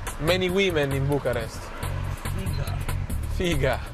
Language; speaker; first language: English; non-native, learner; Italian